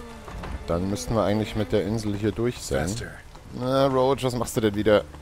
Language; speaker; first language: German; native; German